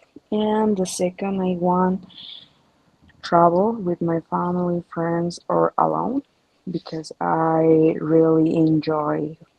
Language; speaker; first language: English; non-native, learner; Spanish